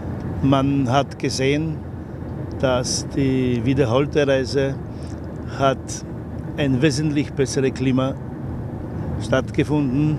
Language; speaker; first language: German; non-native, fluent; Polish